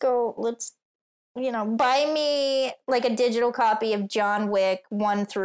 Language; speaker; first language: English; native; English